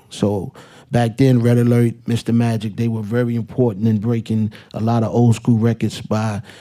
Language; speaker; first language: English; native; English